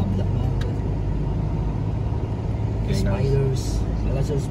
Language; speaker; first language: English; non-native, local second language; Malay